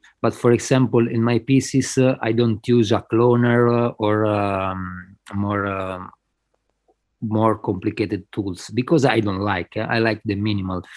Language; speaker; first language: English; non-native, fluent; Spanish